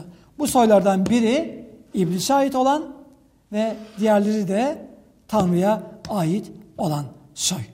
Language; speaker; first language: Turkish; native; Turkish